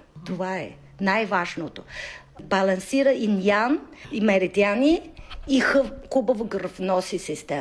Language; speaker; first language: Bulgarian; non-native, learner; Chinese